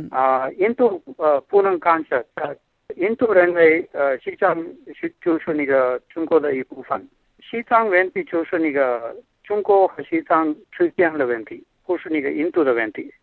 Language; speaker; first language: Chinese; non-native, fluent; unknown